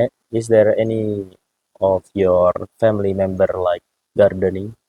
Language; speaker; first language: English; non-native, fluent; Indonesian